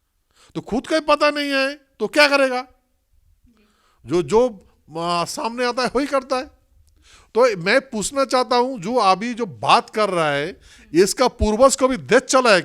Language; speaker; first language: Hindi; non-native, local second language; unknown